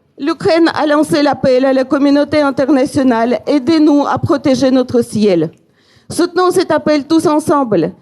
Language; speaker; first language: French; non-native, fluent; Ukrainian